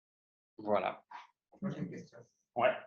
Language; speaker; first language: French; native; French